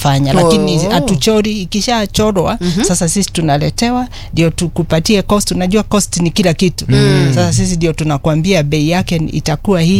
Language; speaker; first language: Swahili; non-native, local second language; Kikuyu